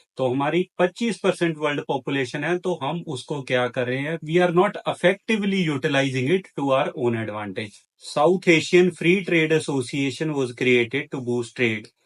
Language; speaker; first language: Hindi; native; Hindi